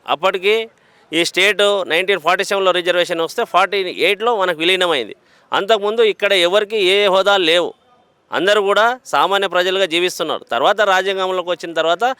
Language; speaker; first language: Telugu; non-native, local second language; Lambadi